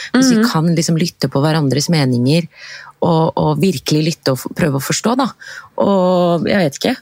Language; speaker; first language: Norwegian; early bilingual, other home language; Arabic